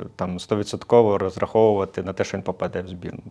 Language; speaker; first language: Ukrainian; native; Ukrainian